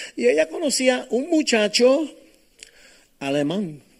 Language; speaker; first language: Spanish; early bilingual, heritage; Spanish